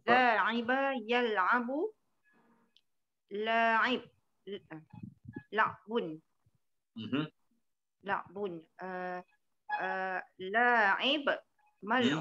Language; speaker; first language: Arabic; non-native, learner; Malay